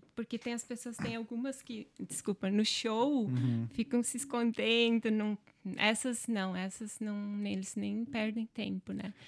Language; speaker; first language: Portuguese; non-native, local second language; German